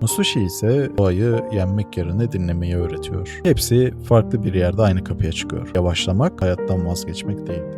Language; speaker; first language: Turkish; native; Turkish